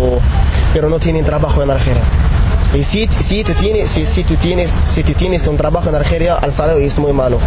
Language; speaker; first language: Spanish; non-native, learner; Arabic